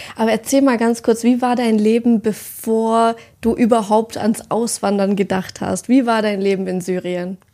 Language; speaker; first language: German; native; German